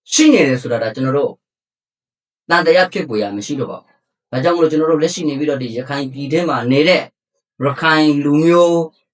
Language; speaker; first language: Burmese; native; Burmese